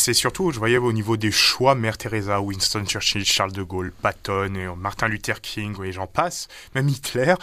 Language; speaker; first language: French; native; French